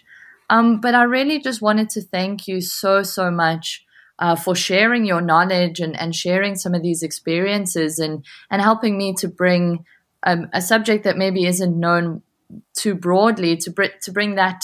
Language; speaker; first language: English; native; English